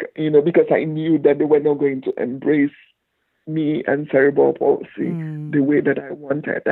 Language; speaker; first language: English; non-native, local second language; Igbo